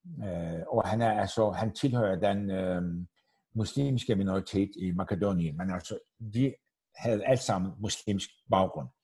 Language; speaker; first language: Danish; non-native, fluent; Turkish